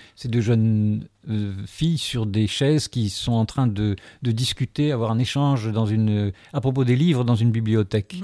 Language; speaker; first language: French; native; French